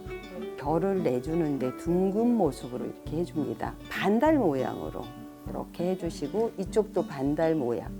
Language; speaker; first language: Korean; native; Korean